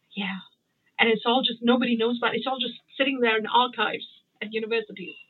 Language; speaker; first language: English; non-native, local second language; Gujarati